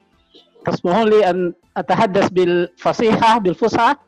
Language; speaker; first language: Arabic; non-native, fluent; Indonesian